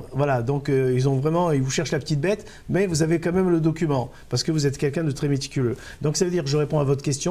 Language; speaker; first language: French; native; French